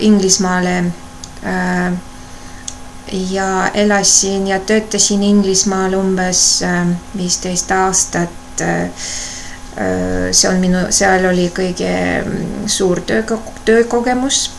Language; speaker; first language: Estonian; non-native, local second language; Russian